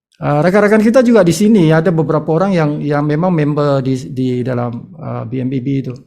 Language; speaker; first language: Malay; native; Malay